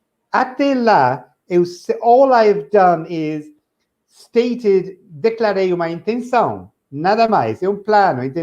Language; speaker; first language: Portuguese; non-native, fluent; English